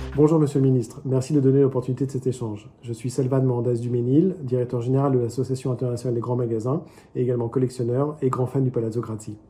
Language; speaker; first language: French; native; French